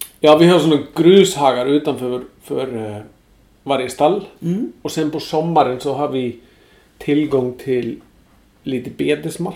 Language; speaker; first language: Swedish; non-native, fluent; Icelandic